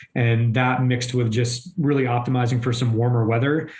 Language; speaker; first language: English; native; English